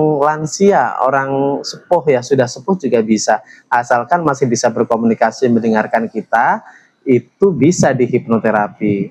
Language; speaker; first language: Indonesian; native; Indonesian